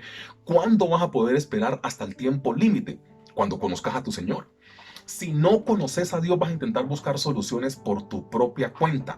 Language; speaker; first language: Spanish; native; Spanish